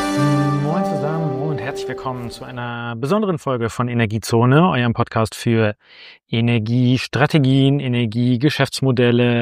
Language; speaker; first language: German; native; German